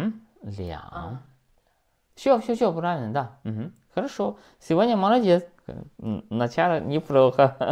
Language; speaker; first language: Russian; non-native, learner; Chinese